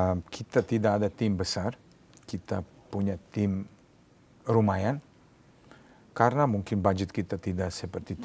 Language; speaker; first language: Indonesian; non-native, learner; Serbian